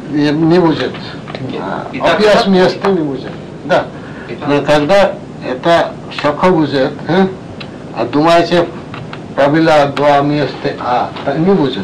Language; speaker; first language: Russian; non-native, learner; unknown